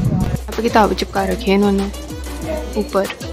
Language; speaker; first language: Hindi; native; Hindi